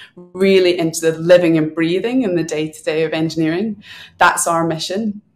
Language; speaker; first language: English; native; English